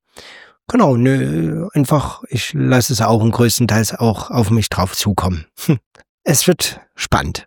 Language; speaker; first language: German; native; German